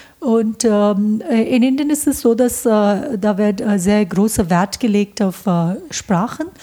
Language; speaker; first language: German; non-native, fluent; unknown